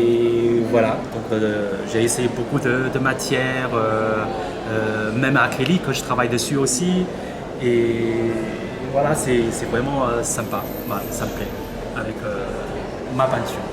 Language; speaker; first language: French; non-native, learner; Chinese